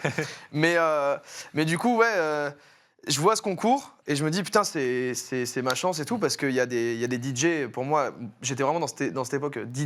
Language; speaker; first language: French; native; French